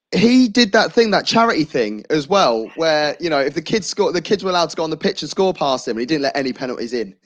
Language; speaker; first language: English; native; English